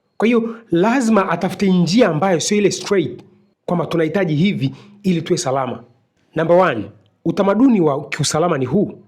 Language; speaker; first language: Swahili; native; Swahili